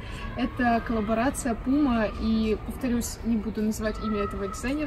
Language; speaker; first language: Russian; native; Russian